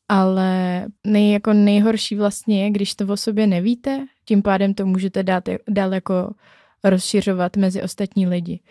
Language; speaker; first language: Czech; native; Czech